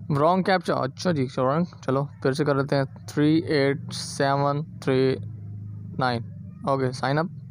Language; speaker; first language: Urdu; non-native, local second language; Punjabi